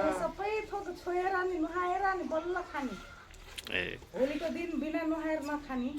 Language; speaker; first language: Nepali; non-native, local second language; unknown